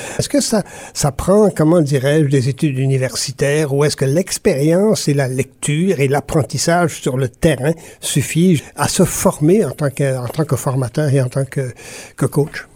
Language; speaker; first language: French; native; French